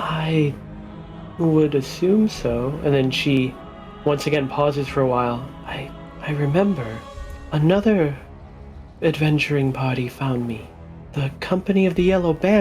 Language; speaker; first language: English; native; English